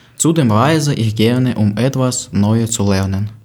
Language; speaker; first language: German; non-native, learner; Ukrainian